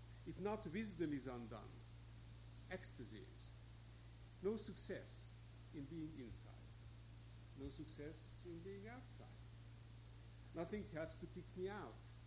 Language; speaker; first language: English; non-native, fluent; Hungarian